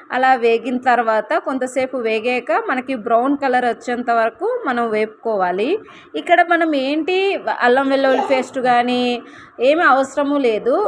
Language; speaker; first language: Telugu; non-native, local second language; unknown